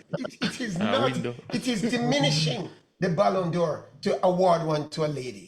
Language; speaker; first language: English; native; English